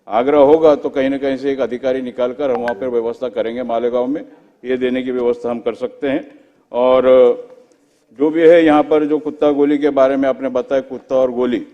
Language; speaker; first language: Hindi; non-native, local second language; Marathi